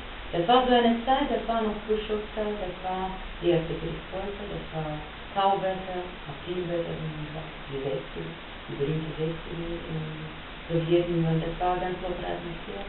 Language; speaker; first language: German; non-native, fluent; Russian